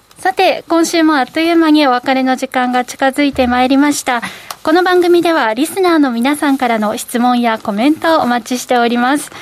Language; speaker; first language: Japanese; native; Japanese